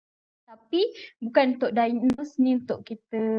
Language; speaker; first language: Malay; native; Malay